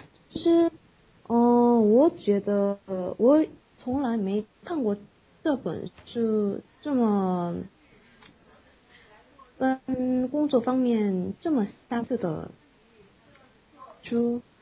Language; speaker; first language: Chinese; non-native, fluent; Korean